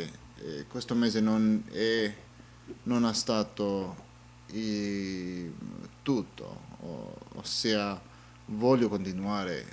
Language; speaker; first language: Italian; non-native, learner; English